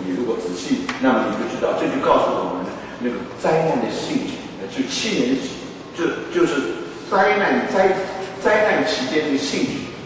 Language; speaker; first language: Chinese; native; Chinese